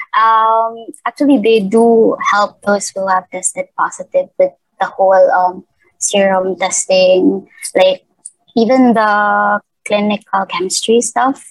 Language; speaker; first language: English; non-native, local second language; Cebuano